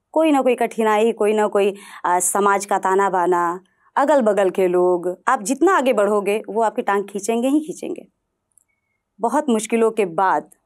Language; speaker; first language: Hindi; non-native, local second language; Bhojpuri